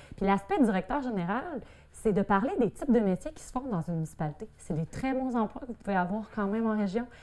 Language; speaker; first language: French; native; French